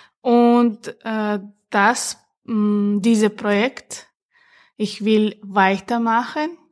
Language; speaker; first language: German; non-native, learner; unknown